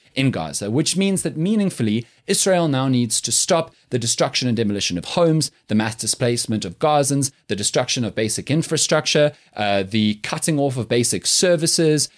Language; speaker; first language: English; native; English